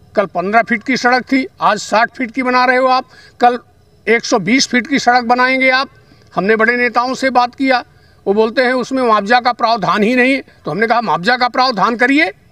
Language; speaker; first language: Hindi; native; Hindi